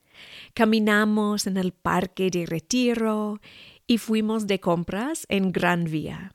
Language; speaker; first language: Spanish; non-native, fluent; English